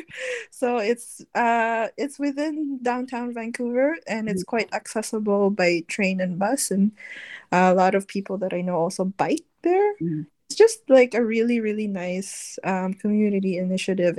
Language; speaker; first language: English; non-native, local second language; Filipino